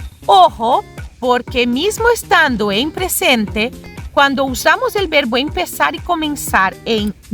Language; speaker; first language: Spanish; non-native, fluent; Portuguese